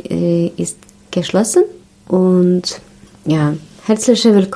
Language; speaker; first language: German; non-native, learner; Russian